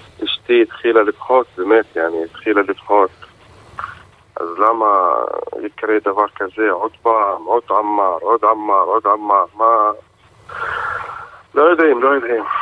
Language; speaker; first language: Hebrew; non-native, local second language; Arabic